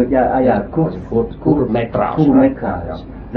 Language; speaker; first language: German; non-native, local second language; French